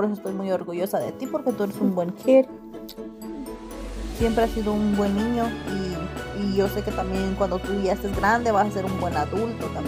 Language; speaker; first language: Spanish; native; Spanish